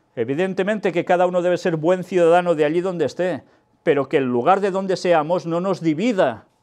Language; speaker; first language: Spanish; non-native, local second language; Catalan